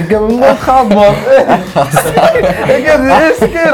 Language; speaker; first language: Dutch; early bilingual, other home language; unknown